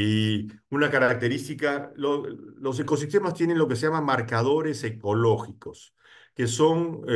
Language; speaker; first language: Spanish; native; Spanish